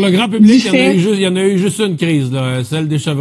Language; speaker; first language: French; native; French